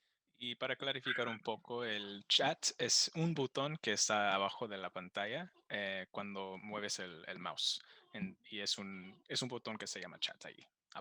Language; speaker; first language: Spanish; early bilingual, heritage; Spanish